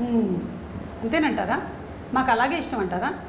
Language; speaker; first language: Telugu; native; Telugu